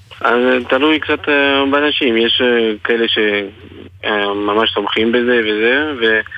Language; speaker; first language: Hebrew; non-native, fluent; French